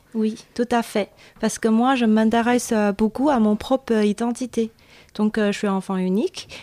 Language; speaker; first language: French; non-native, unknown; Chinese